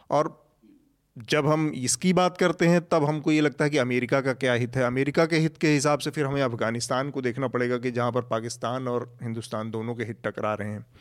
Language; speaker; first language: Hindi; native; Hindi